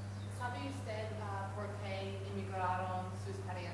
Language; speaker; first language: Spanish; non-native, learner; English